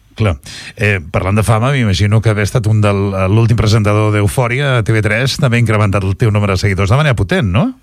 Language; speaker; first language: Catalan; native; Catalan